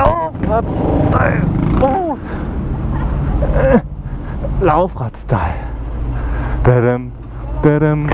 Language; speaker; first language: German; native; German